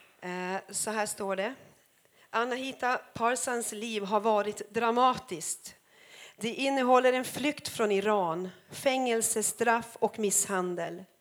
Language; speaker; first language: Swedish; non-native, fluent; Persian